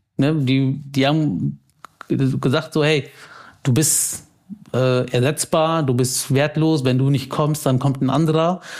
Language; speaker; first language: German; early bilingual, other home language; Tamil